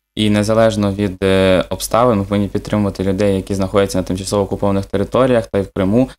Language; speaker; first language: Ukrainian; native; Ukrainian